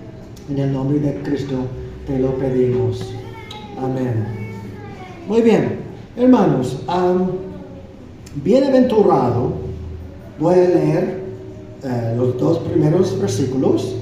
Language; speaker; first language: Spanish; non-native, fluent; English